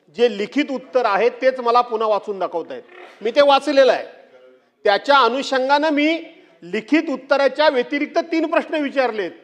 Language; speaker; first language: Marathi; native; Marathi